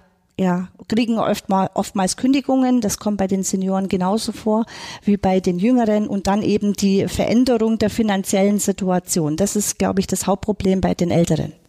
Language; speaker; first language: German; native; German